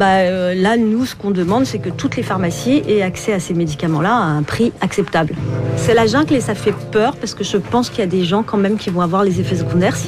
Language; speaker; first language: French; native; French